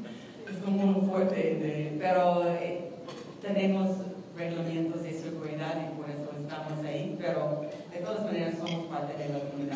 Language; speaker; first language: Spanish; non-native, fluent; English